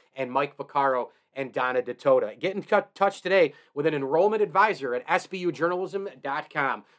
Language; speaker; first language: English; native; English